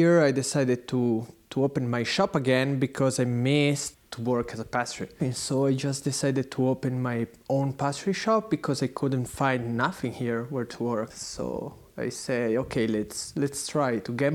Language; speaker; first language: English; non-native, learner; Italian